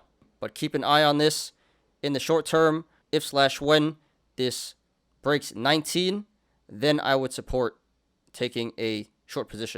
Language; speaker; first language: English; native; English